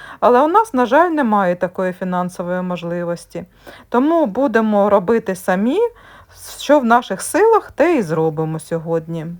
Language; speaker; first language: Ukrainian; native; Ukrainian